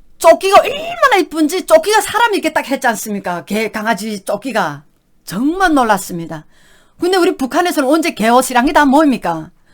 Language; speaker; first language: Korean; native; Korean